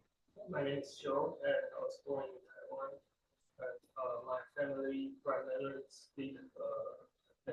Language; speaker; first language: English; non-native, fluent; Chinese